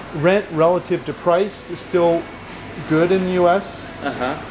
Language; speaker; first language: English; native; English